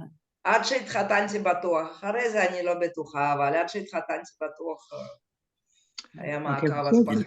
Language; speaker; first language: Hebrew; non-native, fluent; Russian